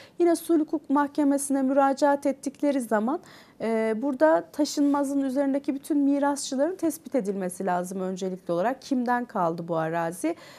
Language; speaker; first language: Turkish; native; Turkish